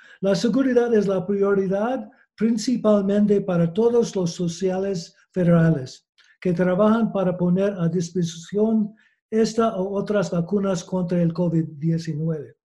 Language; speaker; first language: Spanish; non-native, learner; English